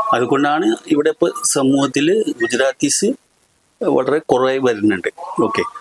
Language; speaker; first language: Malayalam; non-native, local second language; Gujarati